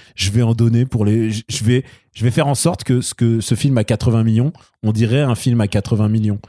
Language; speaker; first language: French; early bilingual, other home language; Russian